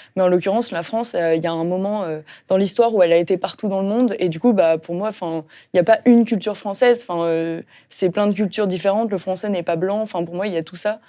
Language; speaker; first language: French; native; French